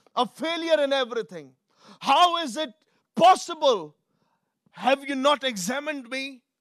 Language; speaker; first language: English; non-native, local second language; Urdu